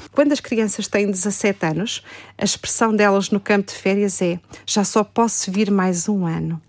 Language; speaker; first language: Portuguese; native; Portuguese